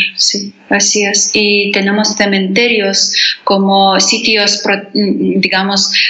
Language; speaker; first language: Spanish; non-native, fluent; Lithuanian